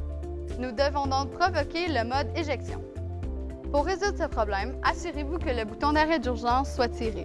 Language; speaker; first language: French; native; French